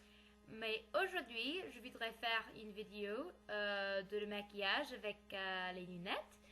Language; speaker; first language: French; non-native, learner; English